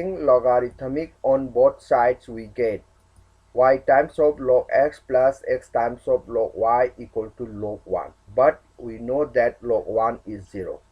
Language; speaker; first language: English; non-native, local second language; Manipuri